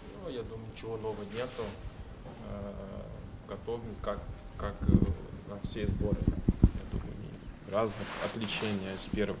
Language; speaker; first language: Russian; non-native, fluent; Portuguese